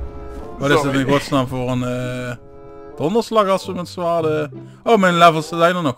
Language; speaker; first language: Dutch; native; Dutch